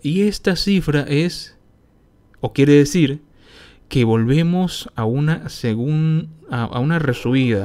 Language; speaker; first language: Spanish; native; Spanish